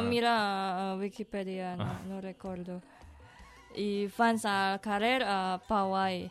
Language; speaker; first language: Catalan; non-native, learner; Indonesian